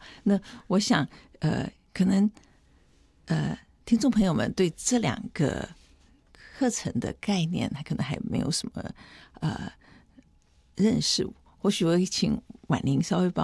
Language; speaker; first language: Chinese; native; Chinese